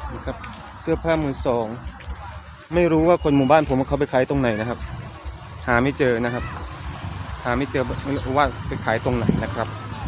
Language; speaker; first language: Thai; native; Thai